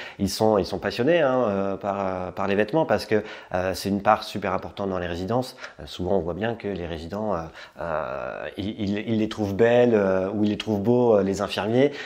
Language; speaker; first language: French; native; French